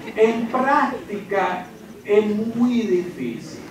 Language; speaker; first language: Spanish; early bilingual, heritage; Spanish